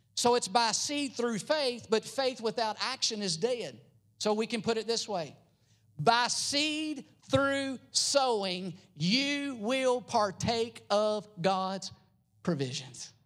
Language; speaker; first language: English; native; English